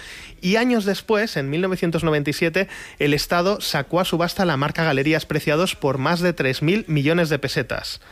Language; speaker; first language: Spanish; native; Spanish